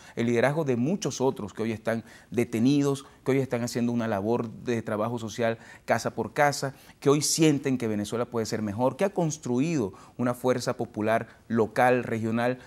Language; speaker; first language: Spanish; native; Spanish